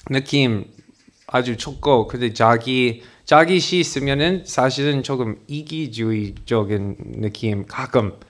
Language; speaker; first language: Korean; non-native, learner; English